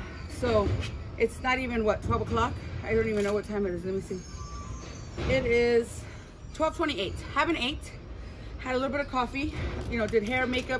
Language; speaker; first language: English; early bilingual, other home language; Spanish